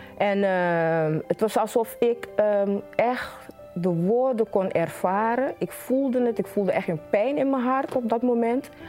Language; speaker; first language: Dutch; native; Dutch